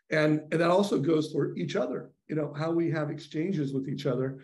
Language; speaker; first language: English; native; English